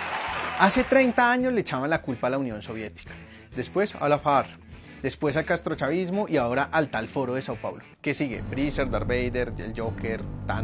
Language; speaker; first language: Spanish; native; Spanish